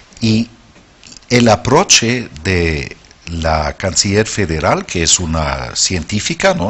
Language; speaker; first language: Spanish; non-native, fluent; German